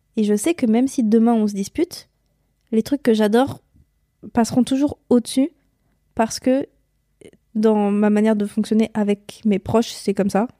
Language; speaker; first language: French; native; French